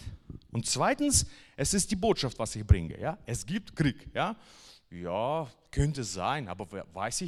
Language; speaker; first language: German; non-native, fluent; Russian